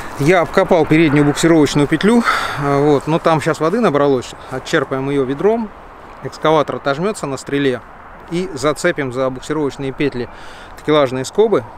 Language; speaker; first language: Russian; native; Russian